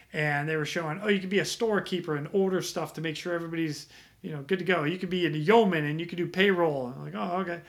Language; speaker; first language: English; native; English